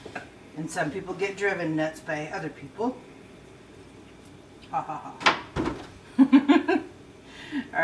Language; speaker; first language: English; native; English